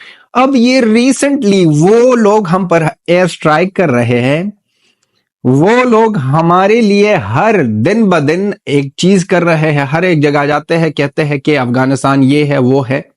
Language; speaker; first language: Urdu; non-native, fluent; Pashto